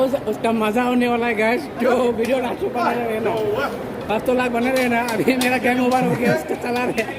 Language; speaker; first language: Hindi; non-native, local second language; Kok Borok